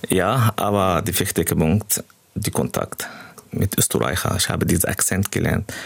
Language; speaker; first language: German; non-native, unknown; Arabic